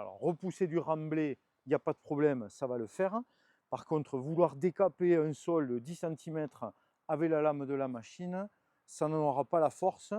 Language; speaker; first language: French; native; French